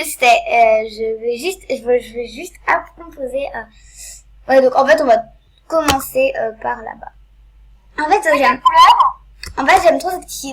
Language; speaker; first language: French; native; French